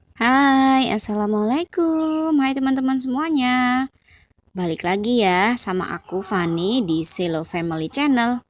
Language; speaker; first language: Indonesian; native; Indonesian